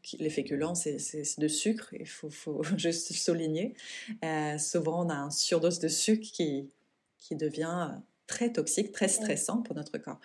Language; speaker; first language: French; non-native, fluent; Swedish